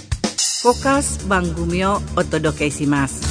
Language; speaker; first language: Japanese; non-native, fluent; Indonesian